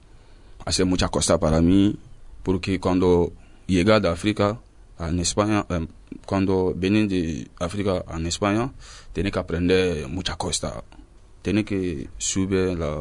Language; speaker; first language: Spanish; non-native, learner; French